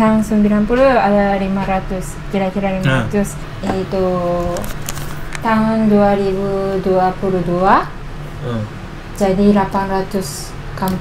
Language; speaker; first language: Indonesian; non-native, learner; Japanese